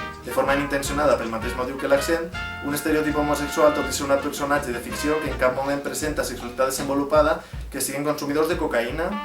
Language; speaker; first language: Catalan; native; Catalan